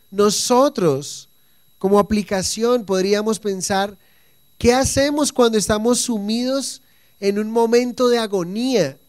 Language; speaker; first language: Spanish; native; Spanish